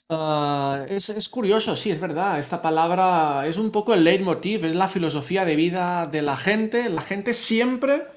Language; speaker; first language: Spanish; native; Spanish